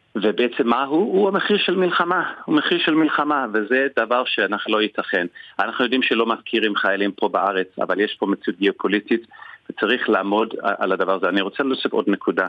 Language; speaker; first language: Hebrew; non-native, fluent; English